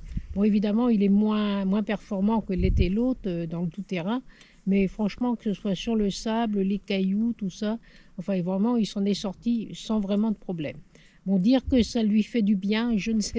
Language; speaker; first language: French; native; French